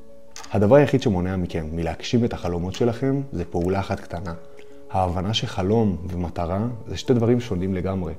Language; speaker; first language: Hebrew; native; Hebrew